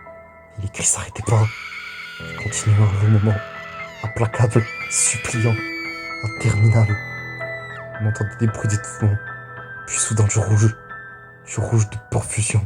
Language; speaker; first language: French; native; French